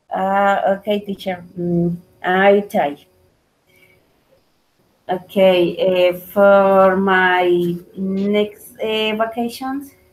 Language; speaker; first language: English; non-native, learner; Spanish